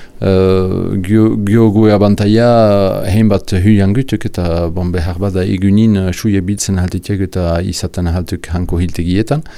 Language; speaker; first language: Basque; native; Basque